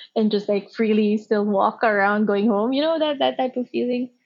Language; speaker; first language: English; non-native, local second language; Filipino